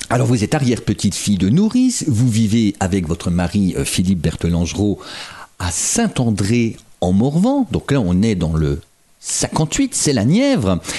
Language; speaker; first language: French; native; French